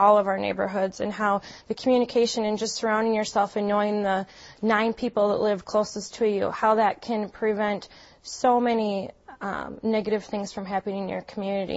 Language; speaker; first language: English; native; English